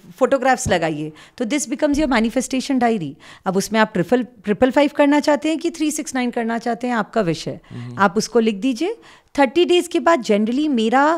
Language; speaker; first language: Hindi; native; Hindi